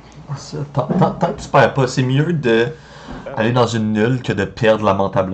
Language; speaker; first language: French; native; French